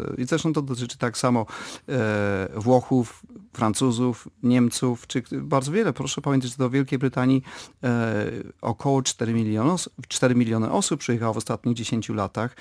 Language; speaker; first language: Polish; early bilingual, heritage; Polish